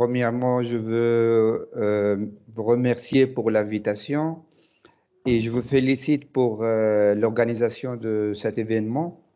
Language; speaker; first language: French; non-native, learner; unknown